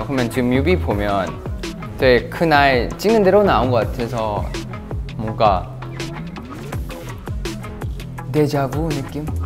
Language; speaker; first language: Korean; non-native, fluent; Thai